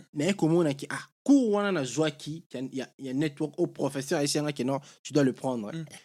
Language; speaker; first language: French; non-native, local second language; Lingala